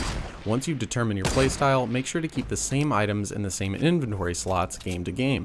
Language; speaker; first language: English; native; English